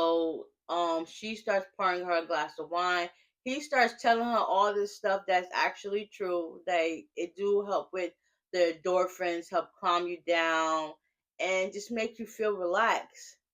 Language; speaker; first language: English; native; English